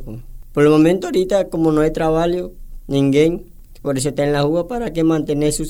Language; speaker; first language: Spanish; non-native, local second language; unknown